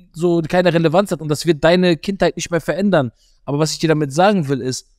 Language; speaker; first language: German; native; German